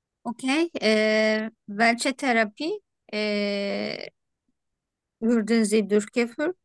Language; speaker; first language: German; non-native, learner; Turkish